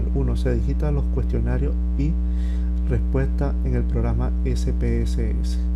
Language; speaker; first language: Spanish; native; Spanish